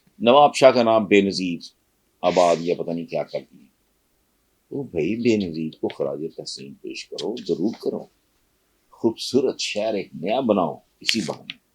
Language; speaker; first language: Urdu; non-native, local second language; Punjabi